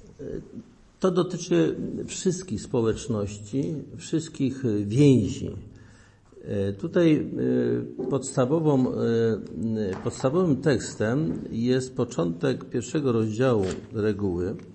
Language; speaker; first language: Polish; native; Polish